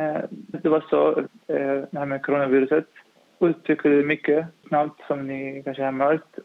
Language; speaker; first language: Swedish; non-native, fluent; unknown